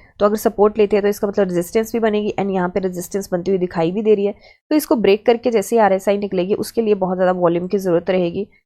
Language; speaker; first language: Hindi; native; Hindi